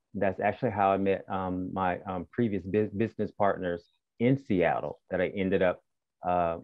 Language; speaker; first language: English; native; English